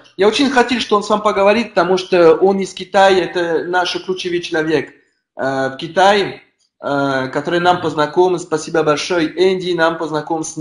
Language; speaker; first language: Russian; non-native, learner; French